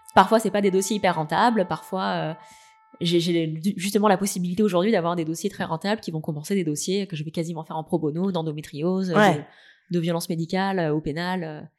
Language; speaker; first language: French; native; French